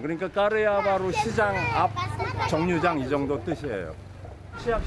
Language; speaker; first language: Korean; native; Korean